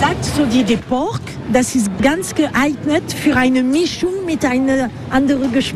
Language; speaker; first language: German; non-native, learner; French